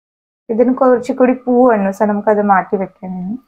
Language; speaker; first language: Malayalam; non-native, learner; Hindi